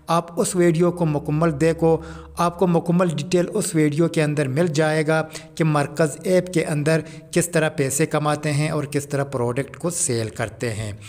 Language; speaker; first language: Urdu; non-native, local second language; Baluchi